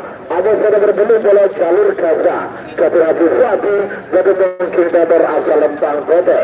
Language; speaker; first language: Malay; non-native, local second language; Madurese